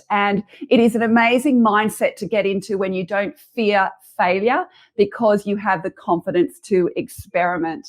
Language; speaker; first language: English; native; English